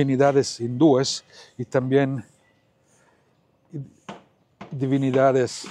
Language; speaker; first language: Spanish; non-native, fluent; Italian